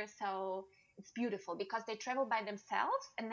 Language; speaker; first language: English; non-native, fluent; German